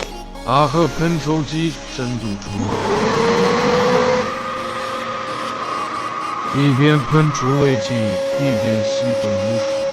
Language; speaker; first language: Chinese; native; Chinese